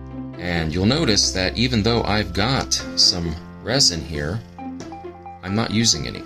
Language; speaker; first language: English; native; English